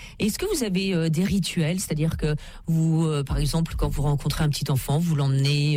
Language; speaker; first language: French; native; French